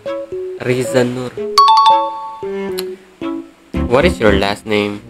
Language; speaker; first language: English; non-native, local second language; Filipino